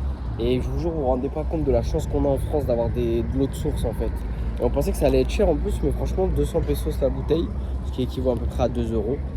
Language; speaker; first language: French; native; French